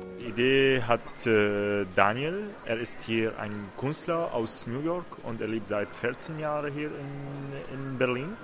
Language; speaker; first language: German; non-native, learner; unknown